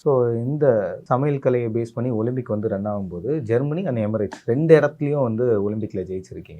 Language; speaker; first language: Tamil; native; Tamil